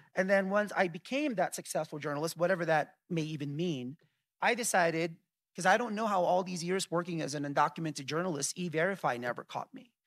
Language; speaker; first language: English; early bilingual, other home language; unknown